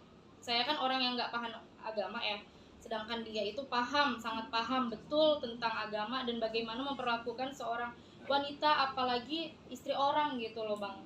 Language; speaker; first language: Indonesian; native; Indonesian